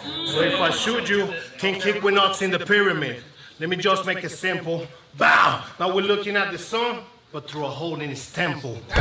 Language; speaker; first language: English; non-native, fluent; Spanish